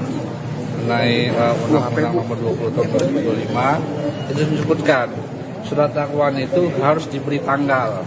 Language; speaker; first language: Indonesian; native; Indonesian